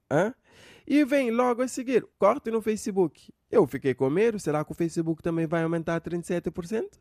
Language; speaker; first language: Portuguese; non-native, local second language; Kabuverdianu